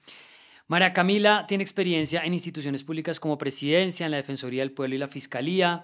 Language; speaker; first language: Spanish; native; Spanish